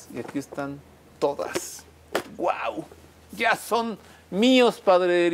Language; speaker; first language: Spanish; native; Spanish